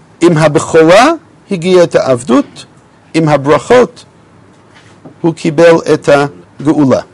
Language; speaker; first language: Hebrew; non-native, fluent; English